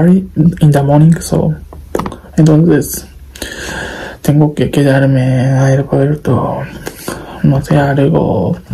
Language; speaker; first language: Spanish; non-native, learner; Japanese